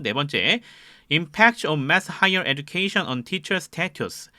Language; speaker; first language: English; non-native, fluent; Korean